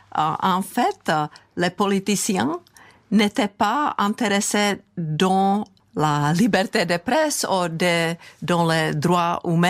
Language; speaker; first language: French; non-native, fluent; Czech